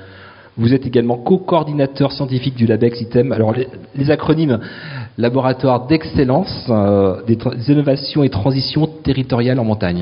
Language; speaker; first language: French; native; French